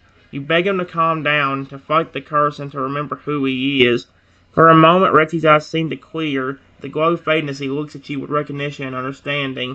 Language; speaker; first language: English; native; English